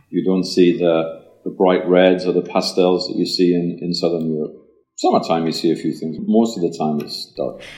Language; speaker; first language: English; native; English